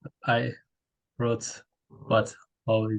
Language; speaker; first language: English; non-native, learner; Turkish